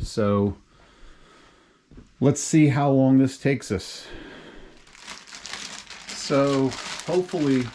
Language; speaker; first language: English; native; English